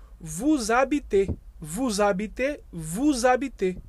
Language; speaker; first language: French; non-native, fluent; Portuguese